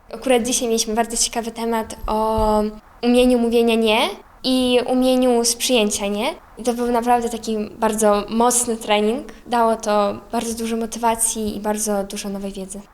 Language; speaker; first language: Polish; non-native, fluent; Ukrainian